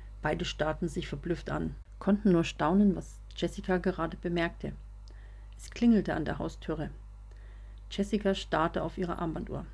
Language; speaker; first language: German; native; German